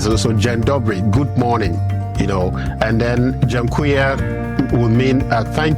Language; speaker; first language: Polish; non-native, learner; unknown